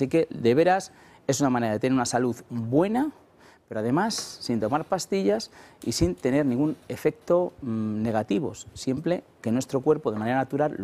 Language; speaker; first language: Spanish; native; Spanish